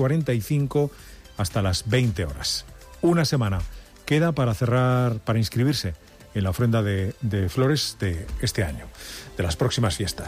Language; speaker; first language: Spanish; native; Spanish